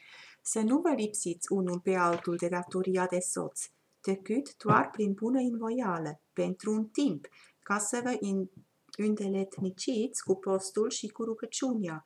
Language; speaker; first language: Romanian; non-native, fluent; German